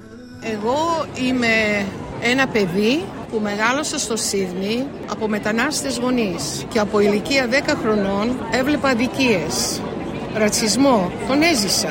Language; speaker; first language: Greek; early bilingual, heritage; Greek